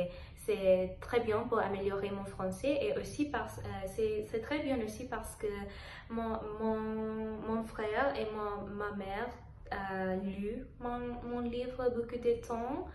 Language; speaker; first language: French; non-native, learner; Telugu